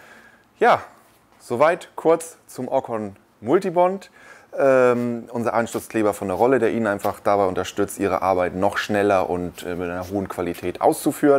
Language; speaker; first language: German; native; German